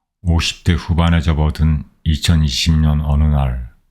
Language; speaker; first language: Korean; native; Korean